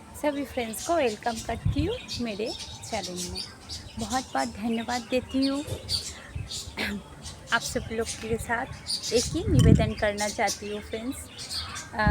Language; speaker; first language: Hindi; non-native, local second language; Bangla